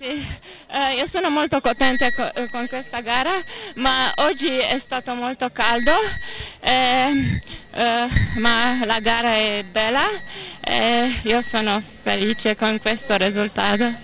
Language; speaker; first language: Italian; non-native, learner; Croatian